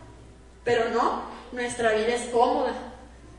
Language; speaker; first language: Spanish; native; Spanish